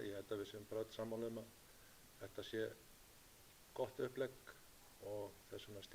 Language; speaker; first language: Icelandic; native; Icelandic